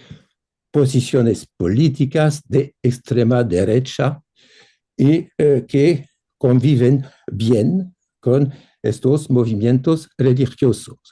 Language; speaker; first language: Spanish; non-native, fluent; French